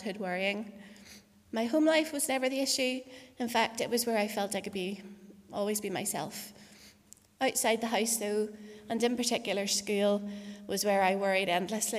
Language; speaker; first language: English; native; English